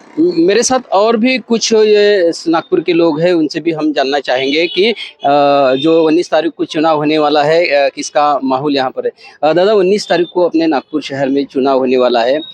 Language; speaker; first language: Hindi; non-native, local second language; Marathi